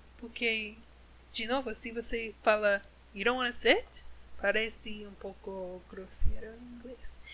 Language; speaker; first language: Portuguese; non-native, learner; English